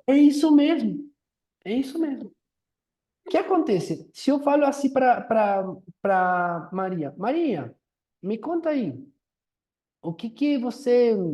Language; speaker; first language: Portuguese; non-native, fluent; Spanish